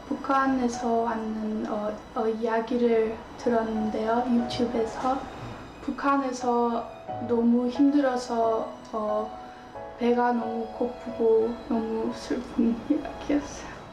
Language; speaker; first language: Korean; early bilingual, heritage; Korean